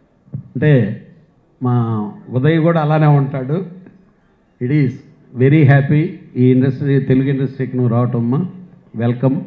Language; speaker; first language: Telugu; native; Telugu